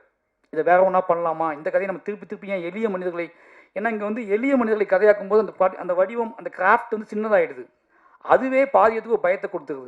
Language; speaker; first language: Tamil; native; Tamil